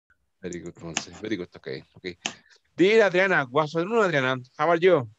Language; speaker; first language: English; non-native, fluent; Spanish